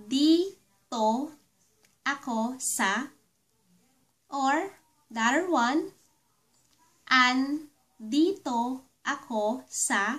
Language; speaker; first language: Filipino; native; Filipino